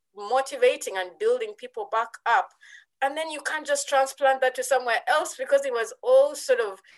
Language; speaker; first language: English; non-native, local second language; Ganda